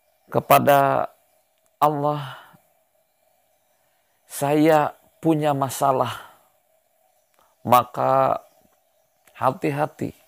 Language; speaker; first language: Indonesian; native; Indonesian